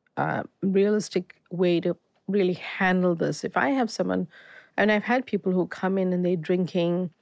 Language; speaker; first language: English; native; English